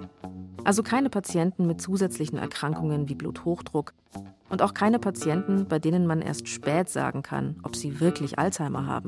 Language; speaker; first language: German; native; German